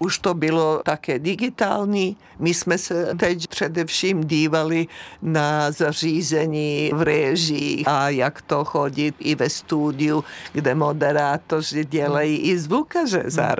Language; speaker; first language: Czech; native; Czech